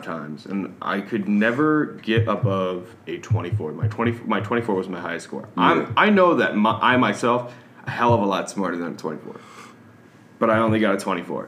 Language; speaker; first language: English; native; English